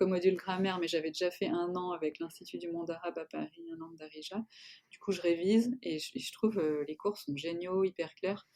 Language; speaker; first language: French; native; French